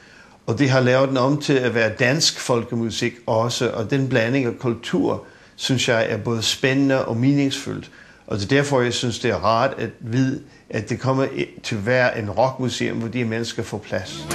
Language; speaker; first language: Danish; non-native, fluent; English